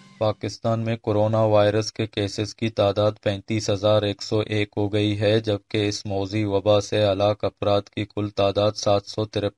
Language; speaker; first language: Urdu; non-native, local second language; Baluchi